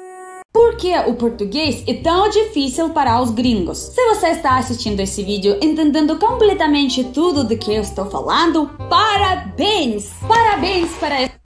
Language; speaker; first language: Portuguese; non-native, fluent; Russian